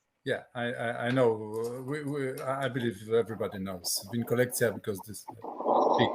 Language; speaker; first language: English; non-native, fluent; Polish